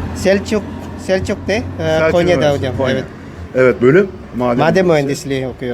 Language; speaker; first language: Turkish; non-native, learner; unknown